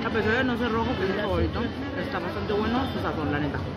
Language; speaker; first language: Spanish; native; Spanish